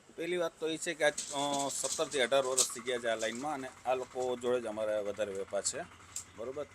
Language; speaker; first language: Gujarati; native; Gujarati